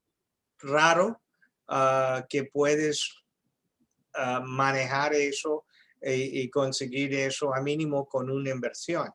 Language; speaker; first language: Spanish; early bilingual, heritage; English